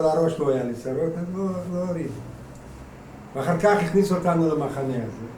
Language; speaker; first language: Hebrew; non-native, fluent; Hungarian